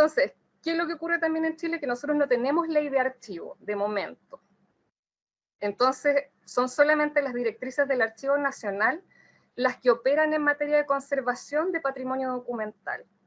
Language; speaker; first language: Spanish; native; Spanish